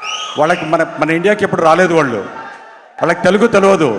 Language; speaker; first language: Telugu; native; Telugu